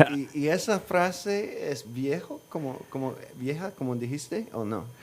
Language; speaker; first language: Spanish; non-native, fluent; English